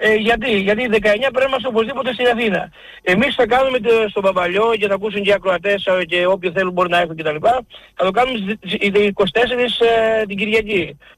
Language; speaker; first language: Greek; native; Greek